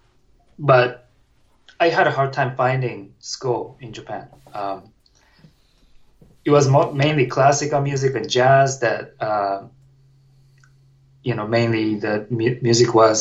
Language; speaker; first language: English; non-native, fluent; Japanese